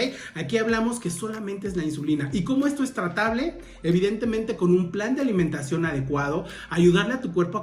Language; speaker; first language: Spanish; native; Spanish